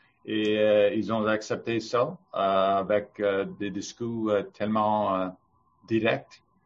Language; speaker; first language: French; non-native, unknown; English